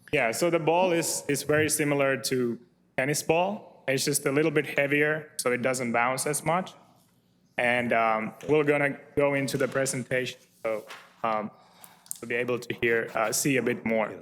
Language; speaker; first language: English; non-native, fluent; Finnish